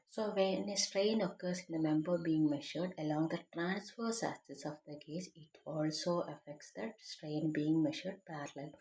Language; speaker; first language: English; non-native, local second language; Malayalam